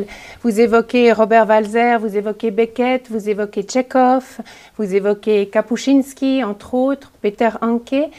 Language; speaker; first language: French; native; French